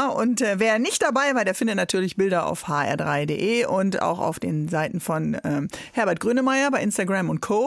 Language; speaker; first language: German; native; German